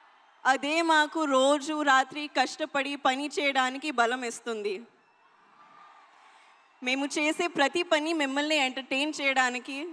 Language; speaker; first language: Telugu; non-native, learner; Hindi